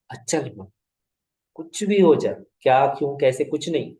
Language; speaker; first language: Hindi; non-native, local second language; Kannada